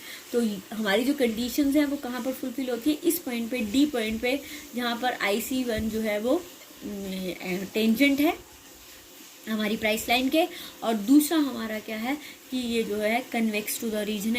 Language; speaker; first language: Hindi; native; Hindi